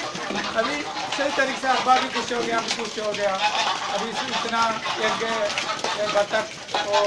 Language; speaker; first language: Hindi; non-native, local second language; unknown